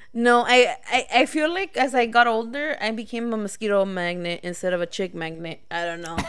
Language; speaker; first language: English; early bilingual, other home language; Spanish